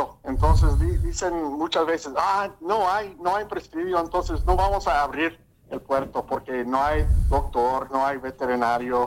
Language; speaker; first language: Spanish; early bilingual, heritage; Spanish